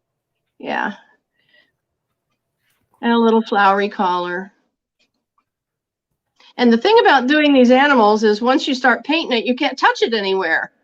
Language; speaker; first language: English; native; English